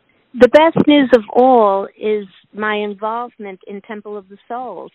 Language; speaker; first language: English; native; English